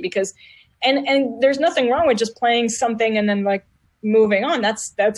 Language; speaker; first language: English; non-native, fluent; Hebrew